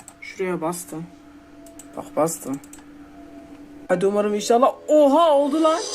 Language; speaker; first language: Turkish; native; Turkish